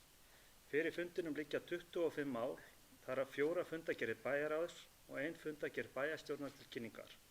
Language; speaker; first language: Icelandic; native; Icelandic